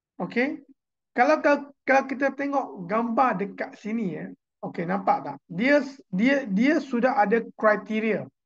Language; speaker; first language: Malay; native; Malay